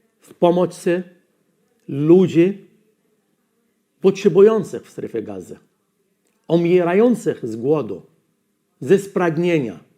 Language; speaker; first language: Polish; non-native, learner; Arabic